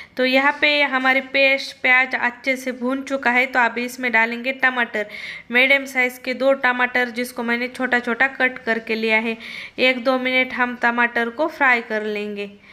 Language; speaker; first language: Hindi; non-native, local second language; Marathi